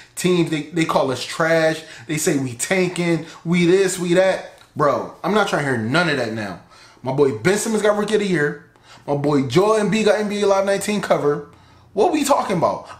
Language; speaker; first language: English; native; English